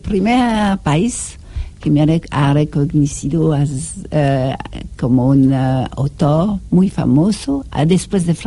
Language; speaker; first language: Spanish; non-native, learner; French